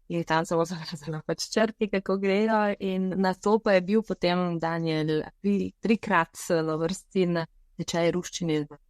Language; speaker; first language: Slovenian; non-native, fluent; Bulgarian